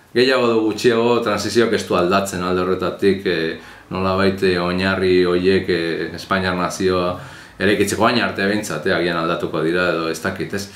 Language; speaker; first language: Basque; non-native, local second language; Spanish